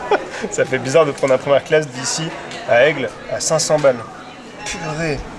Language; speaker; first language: French; native; French